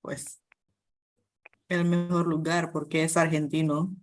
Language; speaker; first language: Spanish; non-native, fluent; Indonesian